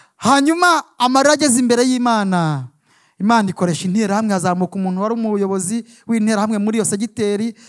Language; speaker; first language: Kinyarwanda; native; Kinyarwanda